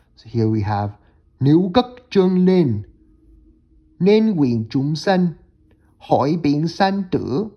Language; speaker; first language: Vietnamese; non-native, learner; English